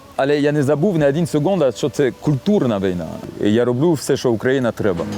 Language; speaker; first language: Ukrainian; non-native, fluent; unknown